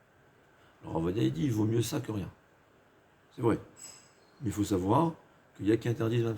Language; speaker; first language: French; native; French